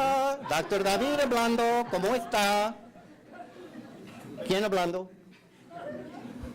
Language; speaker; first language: Spanish; non-native, learner; English